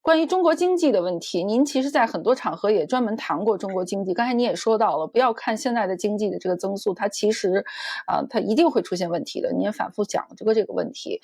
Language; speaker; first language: Chinese; native; Chinese